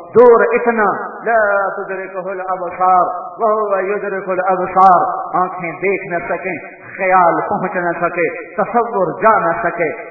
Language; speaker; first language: Urdu; non-native, local second language; Punjabi